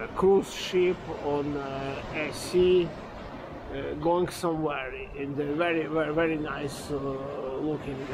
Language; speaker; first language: English; non-native, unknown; Ukrainian